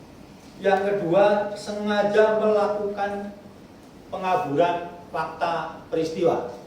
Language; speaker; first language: Indonesian; native; Indonesian